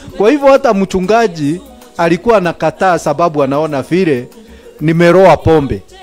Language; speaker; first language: Swahili; native; Swahili